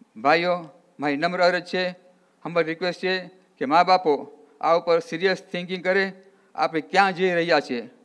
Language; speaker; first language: Gujarati; early bilingual, heritage; Gujarati